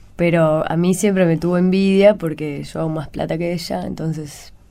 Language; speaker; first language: Spanish; early bilingual, other home language; English